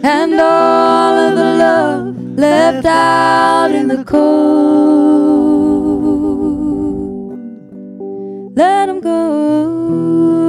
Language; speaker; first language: English; early bilingual, other home language; Spanish